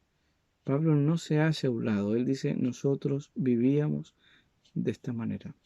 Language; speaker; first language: Spanish; native; Spanish